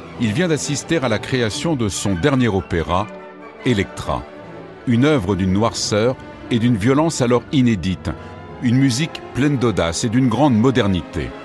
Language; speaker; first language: French; native; French